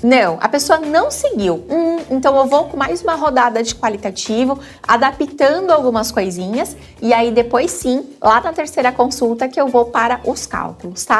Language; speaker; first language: Portuguese; native; Portuguese